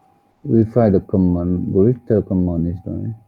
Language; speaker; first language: English; non-native, learner; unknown